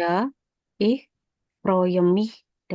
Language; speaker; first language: German; non-native, learner; Indonesian